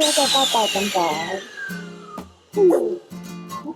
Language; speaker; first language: Cantonese; native; Cantonese